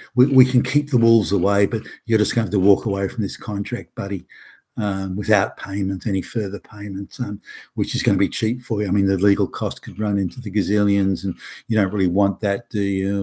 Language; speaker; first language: English; native; English